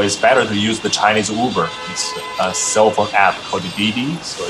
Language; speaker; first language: English; non-native, fluent; Chinese